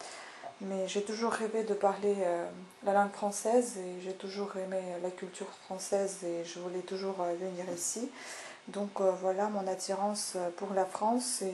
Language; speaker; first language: French; non-native, fluent; Russian